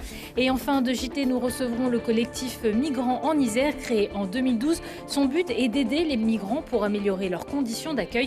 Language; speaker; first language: French; native; French